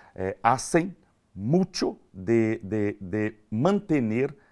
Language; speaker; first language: Spanish; non-native, learner; Portuguese